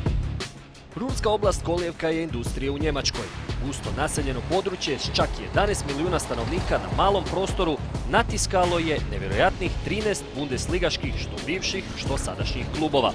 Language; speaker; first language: Croatian; native; Croatian